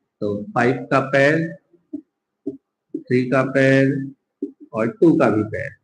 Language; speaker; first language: Hindi; native; Hindi